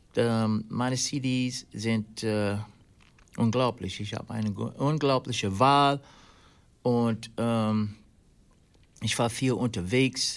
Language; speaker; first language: German; non-native, learner; English